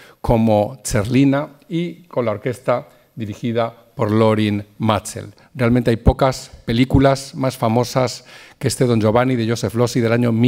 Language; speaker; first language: Spanish; native; Spanish